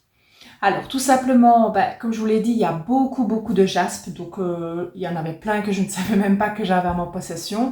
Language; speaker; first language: French; native; French